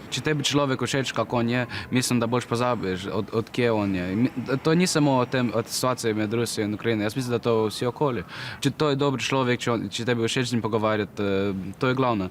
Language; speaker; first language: Slovenian; early bilingual, other home language; Russian